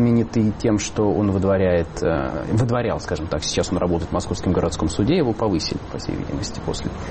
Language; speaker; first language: Russian; native; Russian